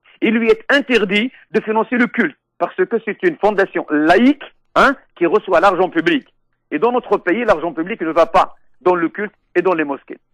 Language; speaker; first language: French; non-native, local second language; Arabic